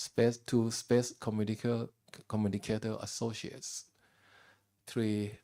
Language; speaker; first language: English; non-native, fluent; Thai